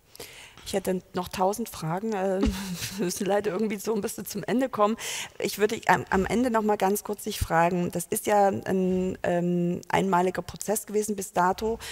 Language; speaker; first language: German; native; German